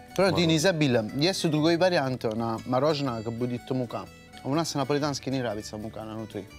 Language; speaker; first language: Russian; non-native, learner; Italian